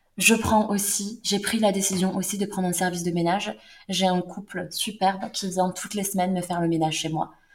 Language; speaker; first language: French; native; French